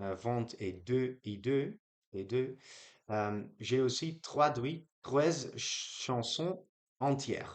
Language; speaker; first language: French; non-native, learner; Dutch